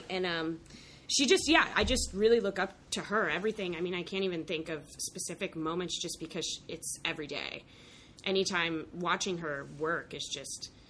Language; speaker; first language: English; native; English